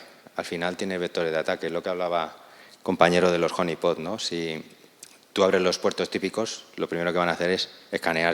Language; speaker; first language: Spanish; native; Spanish